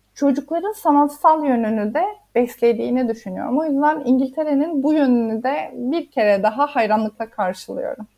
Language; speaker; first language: Turkish; native; Turkish